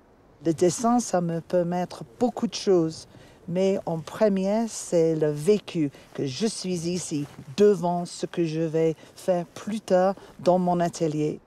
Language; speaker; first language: French; non-native, fluent; English